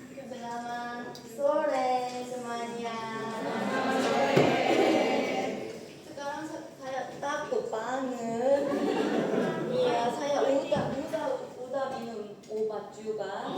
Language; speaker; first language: Indonesian; non-native, learner; Korean